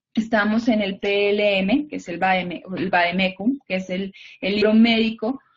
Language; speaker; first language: Spanish; native; Spanish